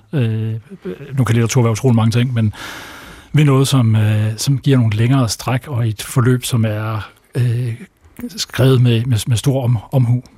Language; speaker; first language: Danish; native; Danish